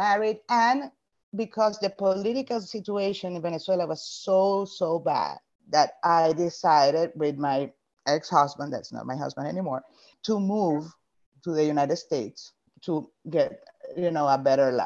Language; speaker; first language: English; non-native, fluent; Spanish